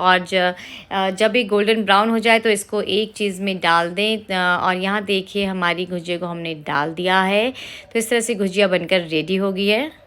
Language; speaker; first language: Hindi; native; Hindi